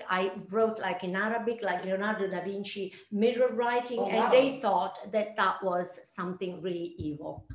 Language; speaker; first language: English; non-native, fluent; Italian